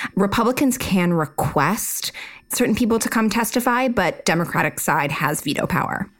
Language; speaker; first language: English; native; English